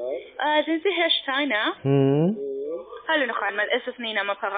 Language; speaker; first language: German; non-native, learner; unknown